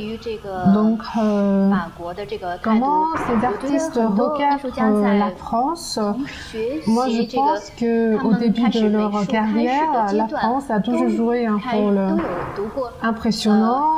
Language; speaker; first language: French; non-native, learner; Chinese